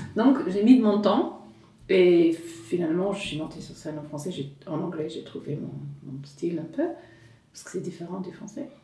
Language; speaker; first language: French; non-native, fluent; English